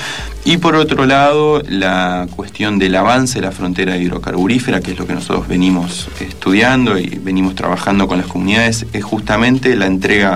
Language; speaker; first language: Spanish; native; Spanish